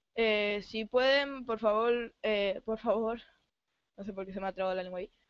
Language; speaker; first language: Spanish; native; Spanish